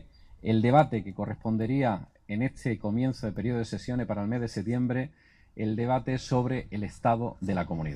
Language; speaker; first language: Spanish; native; Spanish